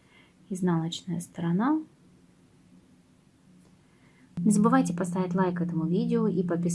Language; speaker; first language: Russian; native; Russian